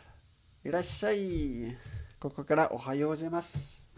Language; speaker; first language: Japanese; non-native, learner; English